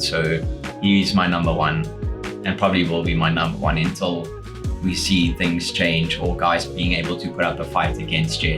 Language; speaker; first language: English; native; English